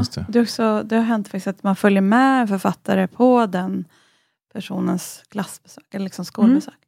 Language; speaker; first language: Swedish; native; Swedish